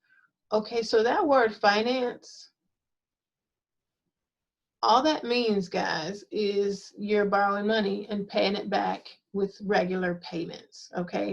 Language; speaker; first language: English; native; English